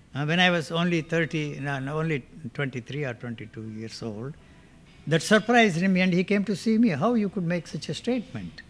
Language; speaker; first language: English; non-native, local second language; Telugu